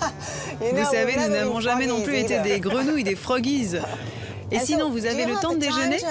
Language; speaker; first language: French; native; French